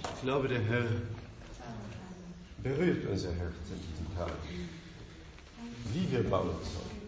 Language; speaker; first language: German; non-native, fluent; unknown